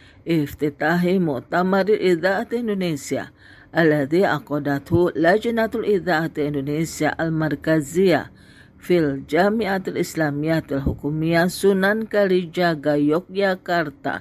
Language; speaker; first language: Arabic; non-native, fluent; Indonesian